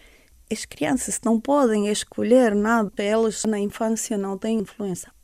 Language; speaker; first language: Portuguese; non-native, fluent; Estonian